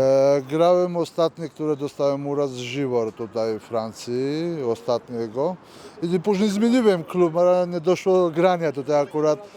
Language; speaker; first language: Polish; non-native, learner; Georgian